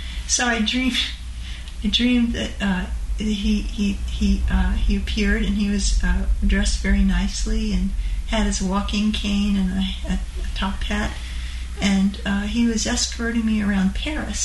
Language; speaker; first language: English; native; English